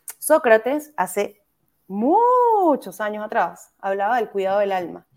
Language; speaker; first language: Spanish; native; Spanish